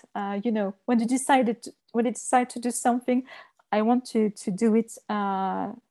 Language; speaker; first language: English; non-native, learner; French